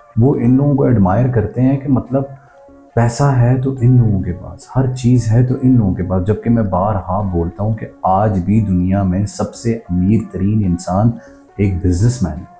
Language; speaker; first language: Urdu; native; Urdu